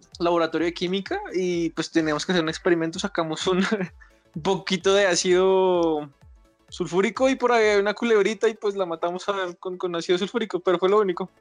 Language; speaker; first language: Spanish; native; Spanish